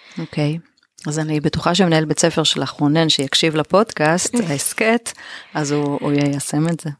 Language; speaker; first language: Hebrew; native; Hebrew